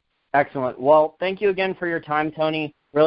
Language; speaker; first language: English; native; English